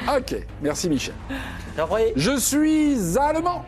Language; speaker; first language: French; native; French